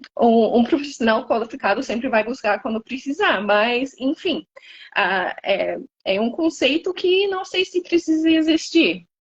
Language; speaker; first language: Portuguese; non-native, fluent; English